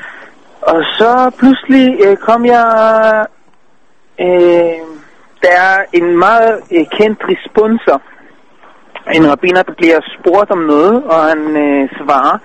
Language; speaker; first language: Danish; non-native, fluent; Hebrew